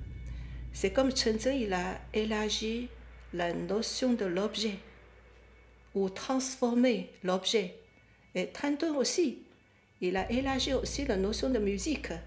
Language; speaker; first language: French; non-native, fluent; Chinese